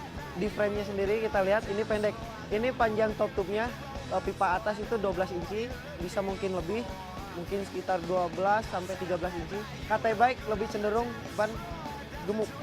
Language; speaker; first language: Indonesian; native; Indonesian